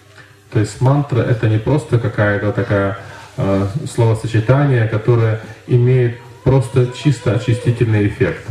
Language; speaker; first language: Russian; native; Russian